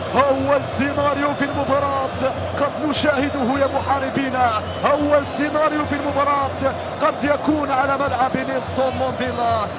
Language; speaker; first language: Arabic; native; Arabic